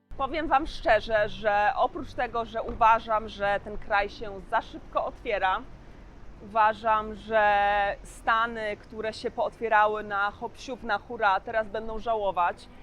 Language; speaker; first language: Polish; native; Polish